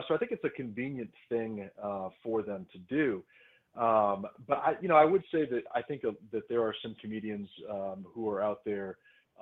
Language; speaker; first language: English; native; English